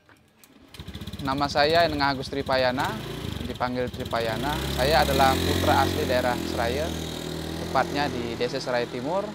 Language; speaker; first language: Indonesian; non-native, local second language; Balinese